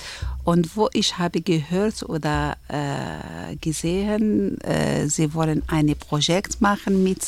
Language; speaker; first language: German; non-native, learner; Arabic